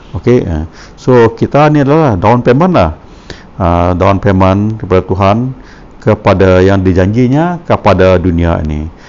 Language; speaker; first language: Malay; non-native, local second language; Iban